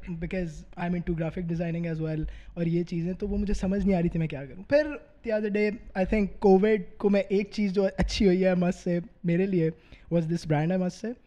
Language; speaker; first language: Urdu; native; Urdu